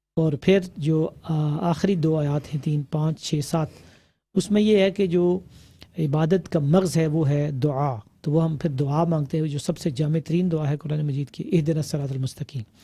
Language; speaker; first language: Urdu; native; Urdu